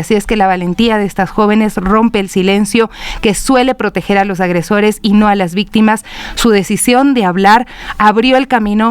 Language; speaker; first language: Spanish; native; Spanish